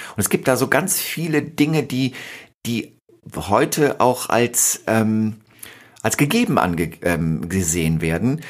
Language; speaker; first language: German; native; German